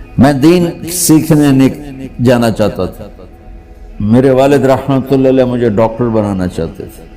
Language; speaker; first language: Urdu; non-native, local second language; Punjabi